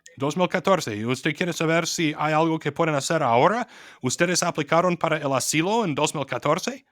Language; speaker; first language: Spanish; non-native, fluent; English